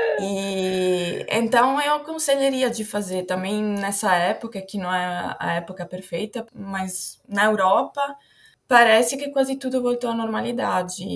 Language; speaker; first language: Portuguese; non-native, fluent; Italian